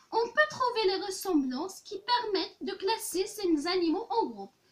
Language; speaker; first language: French; non-native, local second language; Arabic